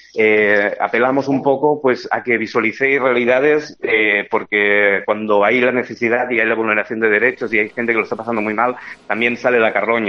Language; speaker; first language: Spanish; native; Spanish